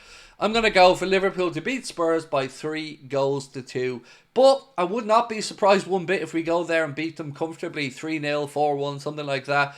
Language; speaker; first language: English; native; English